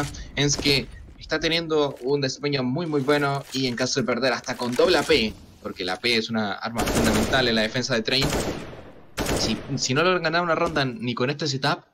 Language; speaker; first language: Spanish; native; Spanish